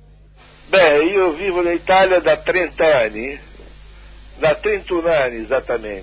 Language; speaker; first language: Italian; non-native, fluent; Portuguese